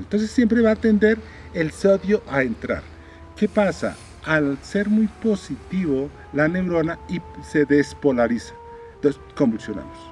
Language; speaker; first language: Spanish; native; Spanish